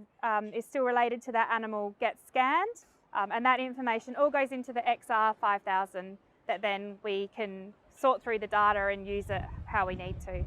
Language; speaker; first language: English; native; English